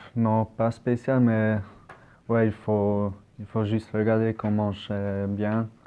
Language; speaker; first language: French; non-native, local second language; German